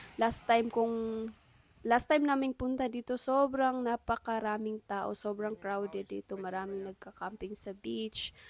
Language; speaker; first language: Filipino; non-native, local second language; Cebuano